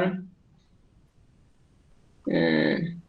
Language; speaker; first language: Spanish; native; Spanish